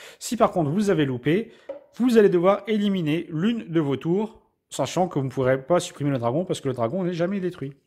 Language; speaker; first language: French; native; French